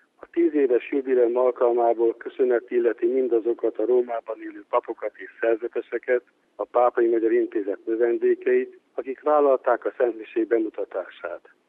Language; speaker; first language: Hungarian; native; Hungarian